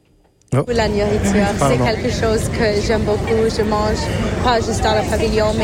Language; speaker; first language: French; early bilingual, other home language; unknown